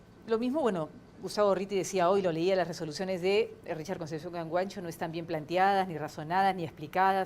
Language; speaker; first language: Spanish; native; Spanish